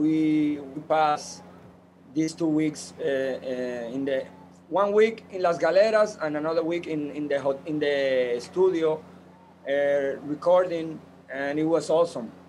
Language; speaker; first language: English; non-native, fluent; Spanish